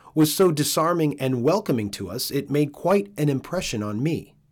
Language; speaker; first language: English; native; English